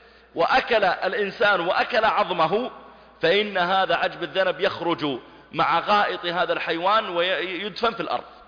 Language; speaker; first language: Arabic; native; Arabic